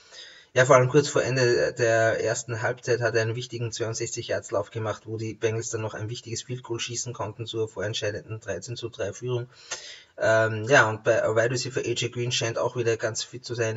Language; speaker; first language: German; native; German